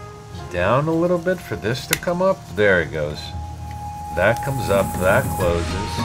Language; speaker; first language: English; native; English